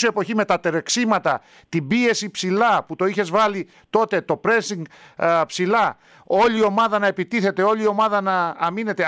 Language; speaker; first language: Greek; native; Greek